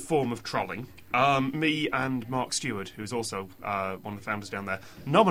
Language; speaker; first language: English; native; English